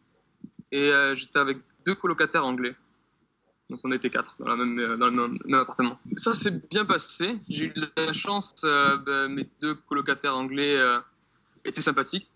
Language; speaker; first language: French; native; French